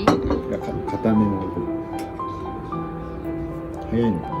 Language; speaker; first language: Japanese; native; Japanese